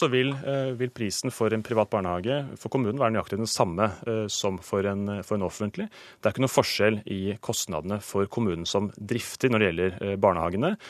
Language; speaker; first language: Norwegian; native; Norwegian